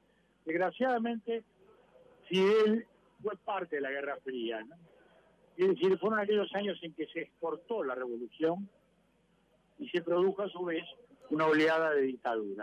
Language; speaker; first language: Spanish; native; Spanish